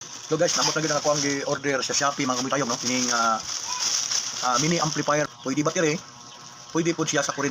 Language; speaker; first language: Cebuano; native; Cebuano